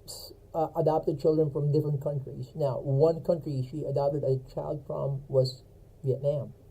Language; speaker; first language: English; non-native, fluent; Filipino